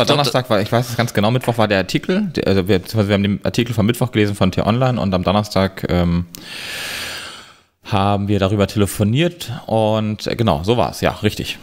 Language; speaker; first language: German; native; German